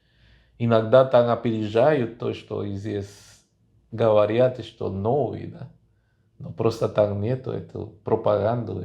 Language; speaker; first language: Russian; non-native, fluent; Spanish